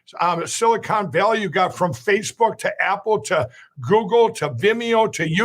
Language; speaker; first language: English; native; English